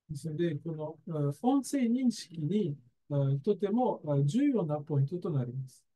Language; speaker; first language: Japanese; native; Japanese